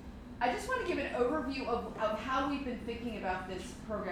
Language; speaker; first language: English; native; English